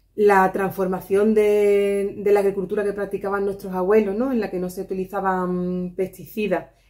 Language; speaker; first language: Spanish; native; Spanish